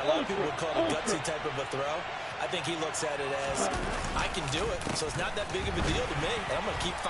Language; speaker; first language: English; native; English